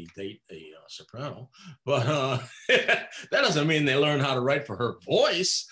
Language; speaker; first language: English; native; English